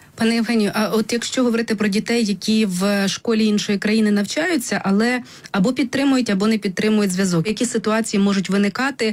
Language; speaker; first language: Ukrainian; native; Ukrainian